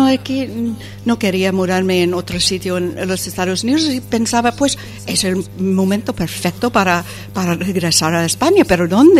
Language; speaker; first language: Spanish; non-native, fluent; English